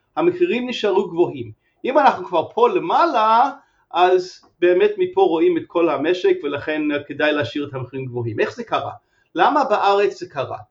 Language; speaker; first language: Hebrew; non-native, fluent; English